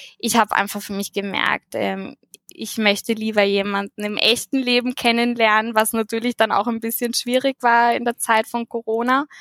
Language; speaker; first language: German; early bilingual, heritage; German